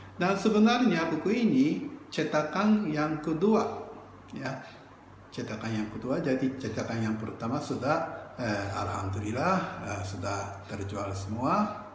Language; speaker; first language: Indonesian; non-native, fluent; Japanese